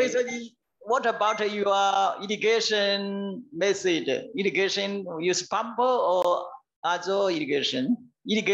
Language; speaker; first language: English; non-native, learner; Chinese